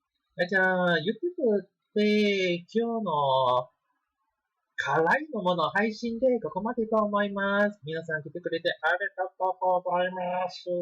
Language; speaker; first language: Japanese; non-native, learner; English